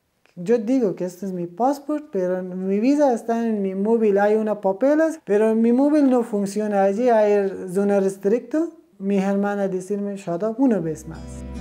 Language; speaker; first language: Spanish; non-native, learner; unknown